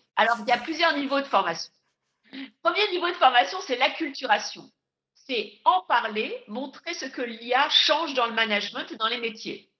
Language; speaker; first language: French; native; French